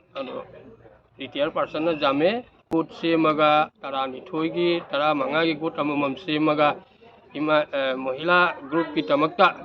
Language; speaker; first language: Manipuri; native; Manipuri